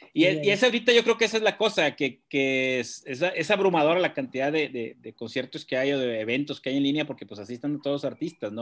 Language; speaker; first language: Spanish; native; Spanish